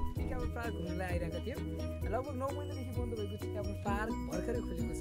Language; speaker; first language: Nepali; native; Nepali